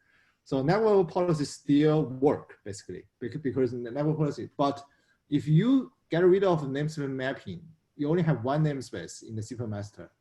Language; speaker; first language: English; non-native, fluent; Chinese